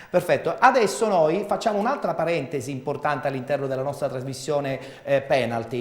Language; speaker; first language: Italian; native; Italian